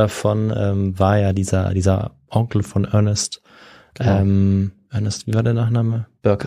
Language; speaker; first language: German; native; German